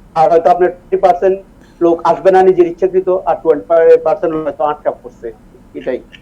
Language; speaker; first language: Bangla; native; Bangla